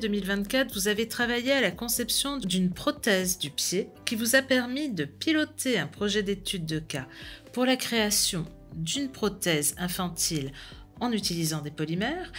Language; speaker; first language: French; native; French